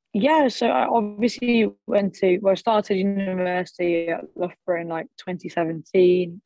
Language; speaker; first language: English; early bilingual, other home language; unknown